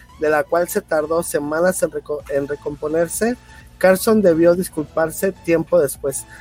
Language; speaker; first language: Spanish; native; Spanish